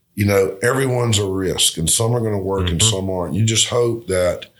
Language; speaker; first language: English; native; English